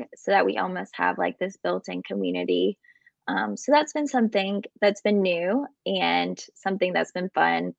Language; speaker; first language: English; native; English